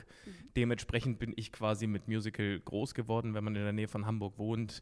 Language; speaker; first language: German; native; German